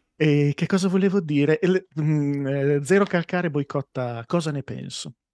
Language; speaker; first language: Italian; native; Italian